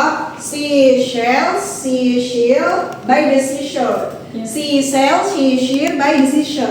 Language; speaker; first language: English; non-native, learner; Indonesian